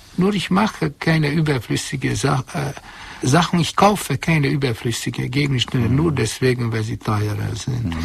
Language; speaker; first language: German; non-native, fluent; Hungarian